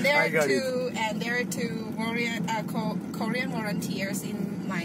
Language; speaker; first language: English; non-native, fluent; Lao